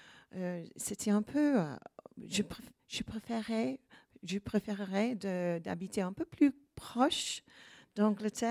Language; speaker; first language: French; non-native, learner; English